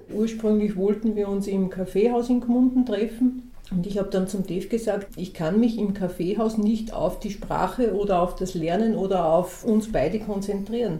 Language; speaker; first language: German; native; German